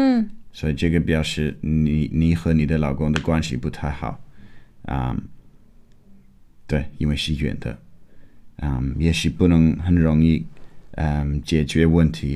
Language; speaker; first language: Chinese; non-native, fluent; English